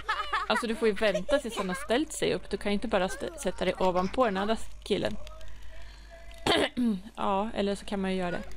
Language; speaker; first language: Swedish; native; Swedish